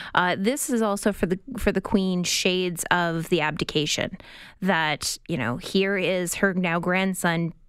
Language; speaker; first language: English; native; English